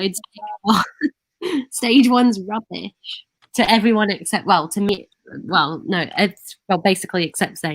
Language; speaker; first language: English; native; English